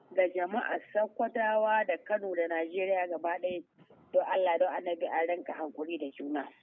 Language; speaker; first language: Hausa; native; Hausa